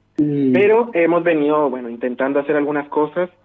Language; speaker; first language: Spanish; native; Spanish